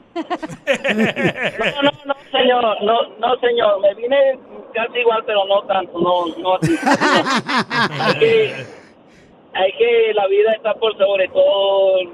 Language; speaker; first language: Spanish; native; Spanish